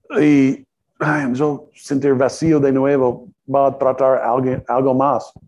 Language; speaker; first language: Spanish; non-native, learner; English